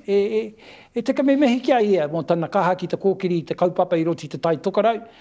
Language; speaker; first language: Māori; non-native, local second language; English